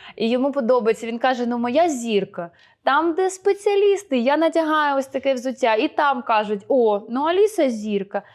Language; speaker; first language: Ukrainian; non-native, local second language; Russian